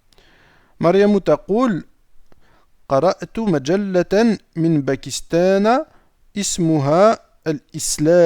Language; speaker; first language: Arabic; non-native, fluent; French